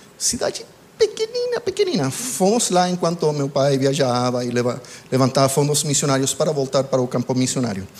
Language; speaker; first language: Portuguese; non-native, fluent; English